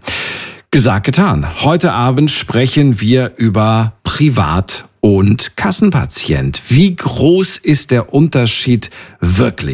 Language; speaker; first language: German; native; German